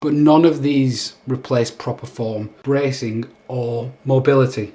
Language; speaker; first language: English; native; English